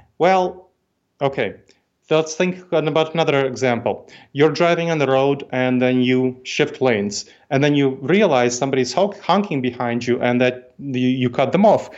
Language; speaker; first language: English; early bilingual, other home language; Russian